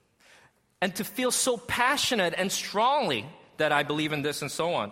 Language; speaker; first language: English; native; English